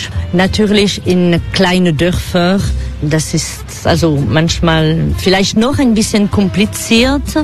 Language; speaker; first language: German; non-native, fluent; French